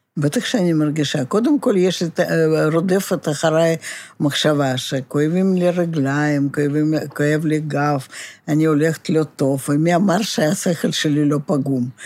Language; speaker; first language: Hebrew; non-native, fluent; Russian